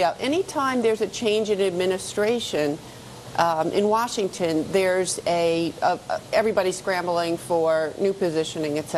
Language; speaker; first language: English; native; English